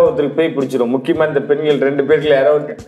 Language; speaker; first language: Tamil; native; Tamil